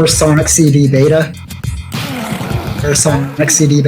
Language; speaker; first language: English; native; English